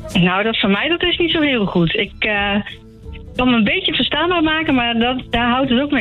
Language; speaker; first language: Dutch; native; Dutch